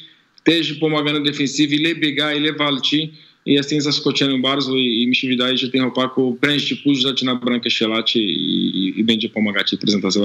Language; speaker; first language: Polish; non-native, fluent; Portuguese